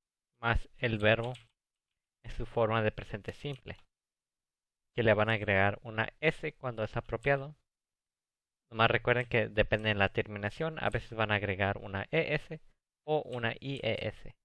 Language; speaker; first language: Spanish; early bilingual, other home language; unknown